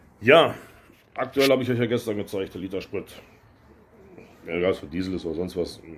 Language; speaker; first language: German; native; German